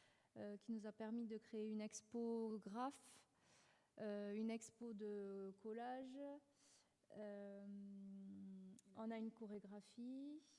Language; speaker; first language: French; native; French